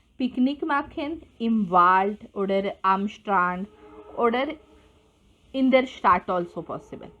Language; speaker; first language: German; non-native, fluent; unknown